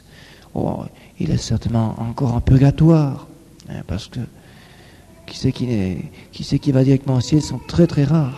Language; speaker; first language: French; native; French